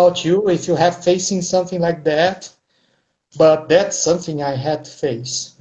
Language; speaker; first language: English; non-native, fluent; Portuguese